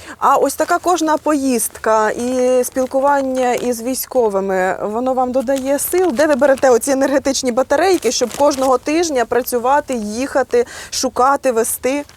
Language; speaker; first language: Ukrainian; native; Ukrainian